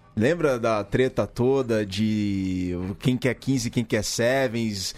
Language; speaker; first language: Portuguese; native; Portuguese